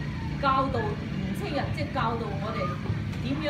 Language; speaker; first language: Cantonese; native; Cantonese